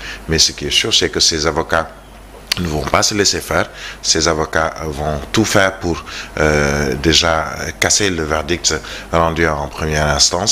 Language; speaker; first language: French; non-native, local second language; Wolof